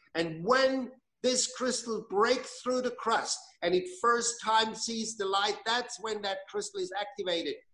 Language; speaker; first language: English; non-native, fluent; German